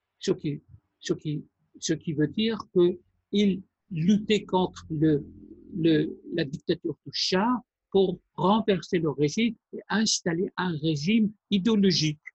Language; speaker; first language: French; non-native, fluent; Persian